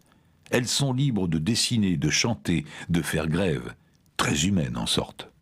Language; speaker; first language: French; native; French